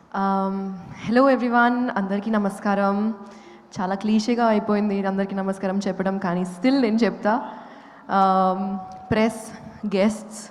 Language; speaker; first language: Telugu; non-native, local second language; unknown